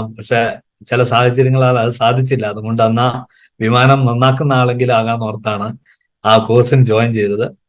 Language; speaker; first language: Malayalam; native; Malayalam